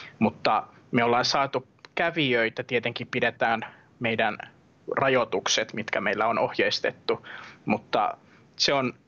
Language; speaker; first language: Finnish; native; Finnish